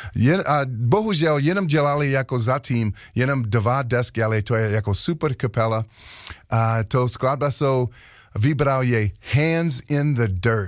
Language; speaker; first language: Czech; non-native, learner; English